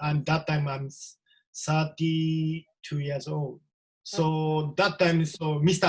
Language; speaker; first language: English; non-native, learner; Japanese